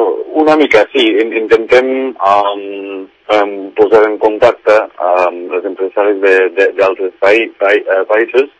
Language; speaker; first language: Catalan; non-native, fluent; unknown